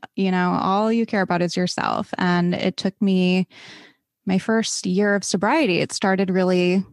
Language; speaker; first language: English; native; English